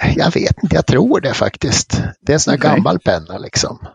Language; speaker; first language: Swedish; native; Swedish